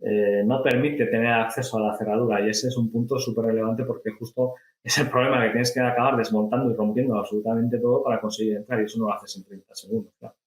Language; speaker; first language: Spanish; native; Spanish